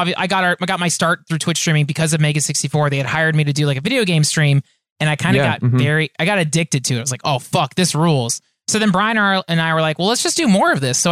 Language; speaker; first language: English; native; English